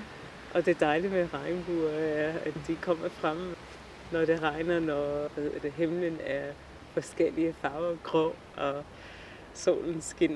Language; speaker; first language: Danish; non-native, fluent; English